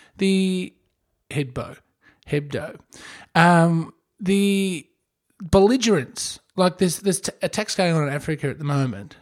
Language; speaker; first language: English; native; English